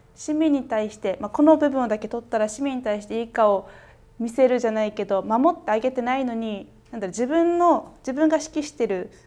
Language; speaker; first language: Japanese; native; Japanese